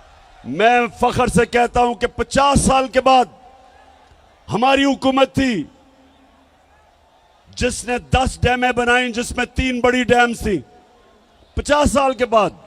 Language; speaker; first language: Urdu; native; Urdu